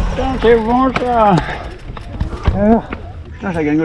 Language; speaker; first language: French; native; French